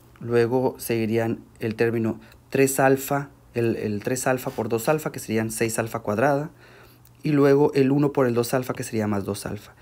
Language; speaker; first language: Spanish; native; Spanish